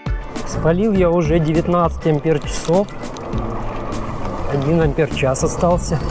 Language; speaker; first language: Russian; native; Russian